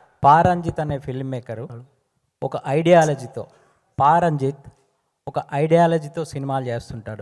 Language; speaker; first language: Telugu; native; Telugu